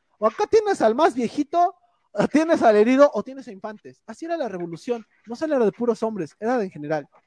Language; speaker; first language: Spanish; native; Spanish